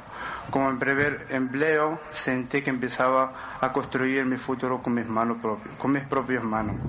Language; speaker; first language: Spanish; non-native, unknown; Arabic